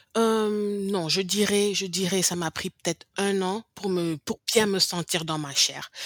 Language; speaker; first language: French; non-native, local second language; English